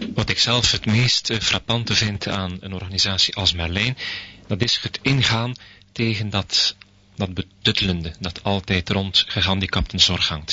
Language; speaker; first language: Dutch; native; Dutch